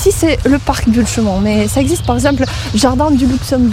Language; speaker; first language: French; non-native, fluent; Russian